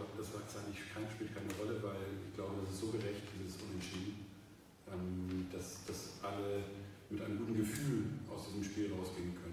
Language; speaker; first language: German; native; German